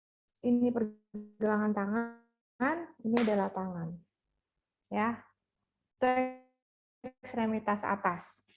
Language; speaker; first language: Indonesian; native; Indonesian